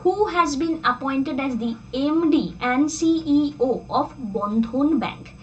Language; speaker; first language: English; non-native, local second language; Bangla